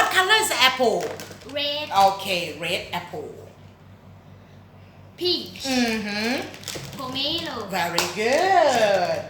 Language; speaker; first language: English; non-native, fluent; Thai